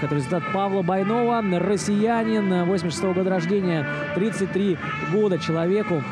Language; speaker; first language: Russian; native; Russian